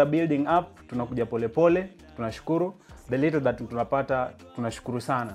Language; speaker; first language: English; non-native, local second language; Luo (Kenya and Tanzania)